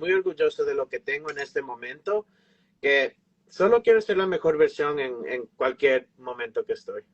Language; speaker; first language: Spanish; early bilingual, heritage; Spanish